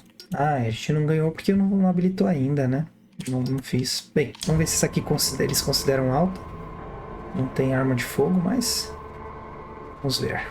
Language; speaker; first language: Portuguese; native; Portuguese